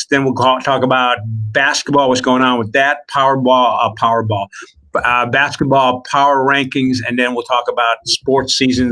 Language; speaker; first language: English; native; English